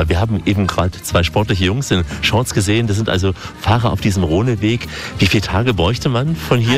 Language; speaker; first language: German; native; German